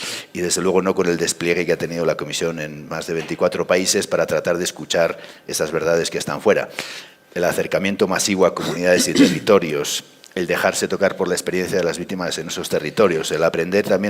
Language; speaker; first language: Spanish; native; Spanish